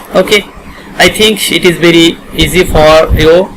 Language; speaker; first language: English; non-native, local second language; Bangla